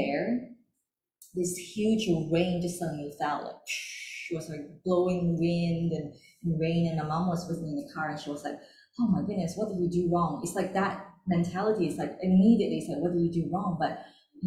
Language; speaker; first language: English; non-native, local second language; Chinese